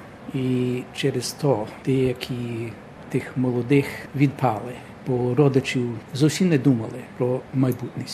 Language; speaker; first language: Ukrainian; early bilingual, heritage; Ukrainian